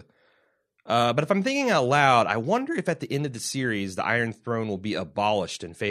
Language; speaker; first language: English; native; English